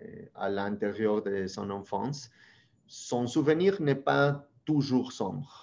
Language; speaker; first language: French; non-native, fluent; Spanish